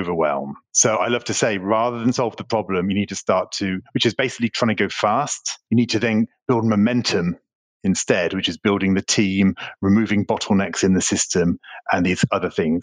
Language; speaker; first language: English; native; English